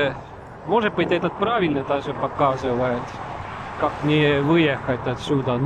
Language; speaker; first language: Russian; non-native, local second language; Estonian